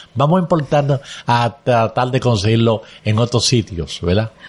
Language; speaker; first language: Spanish; native; Spanish